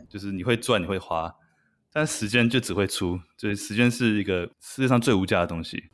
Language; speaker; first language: Chinese; native; Chinese